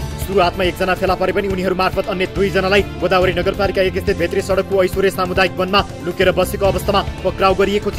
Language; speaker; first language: Nepali; native; Nepali